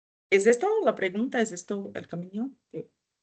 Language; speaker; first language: Spanish; non-native, fluent; Portuguese